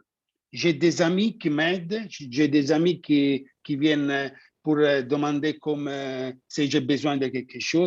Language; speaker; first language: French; non-native, fluent; Italian